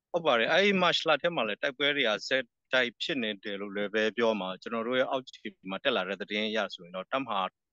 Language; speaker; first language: Burmese; non-native, local second language; S'gaw Karen